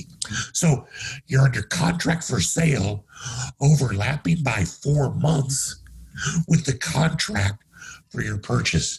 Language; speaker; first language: English; native; English